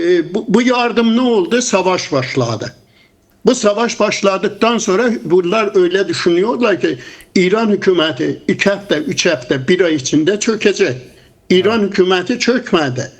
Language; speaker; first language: Turkish; non-native, fluent; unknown